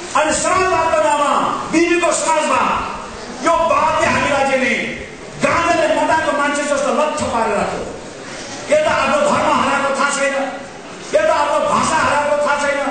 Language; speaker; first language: Nepali; non-native, local second language; Sherpa